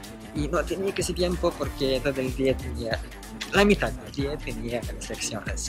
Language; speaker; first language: Spanish; non-native, fluent; Russian